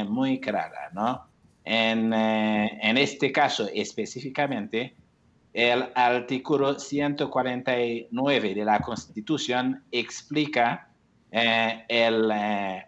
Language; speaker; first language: Spanish; non-native, fluent; Haitian Creole